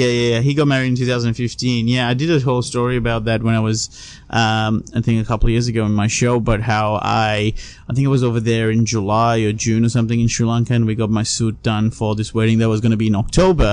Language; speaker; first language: English; non-native, local second language; Sinhala